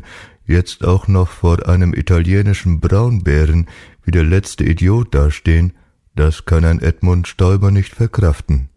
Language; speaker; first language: German; native; German